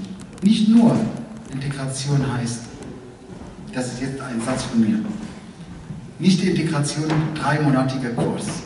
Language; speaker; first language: German; non-native, fluent; Arabic